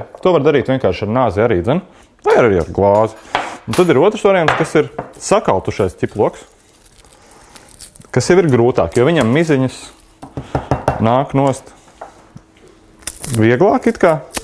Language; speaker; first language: Latvian; native; Latvian